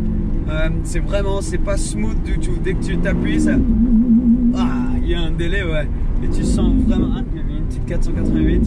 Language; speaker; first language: French; native; French